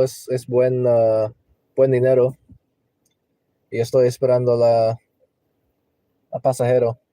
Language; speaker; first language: Spanish; non-native, learner; English